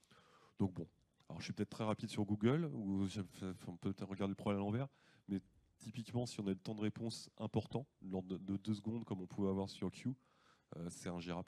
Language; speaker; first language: French; native; French